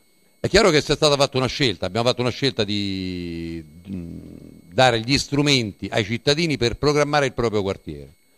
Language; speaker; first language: Italian; native; Italian